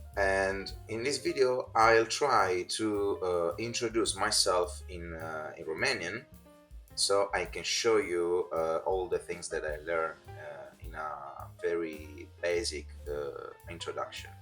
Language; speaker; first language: English; non-native, fluent; Italian